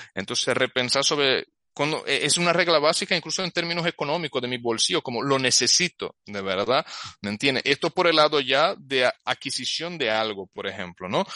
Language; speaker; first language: Spanish; non-native, fluent; Portuguese